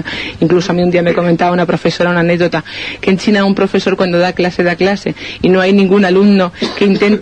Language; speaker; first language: Spanish; native; Spanish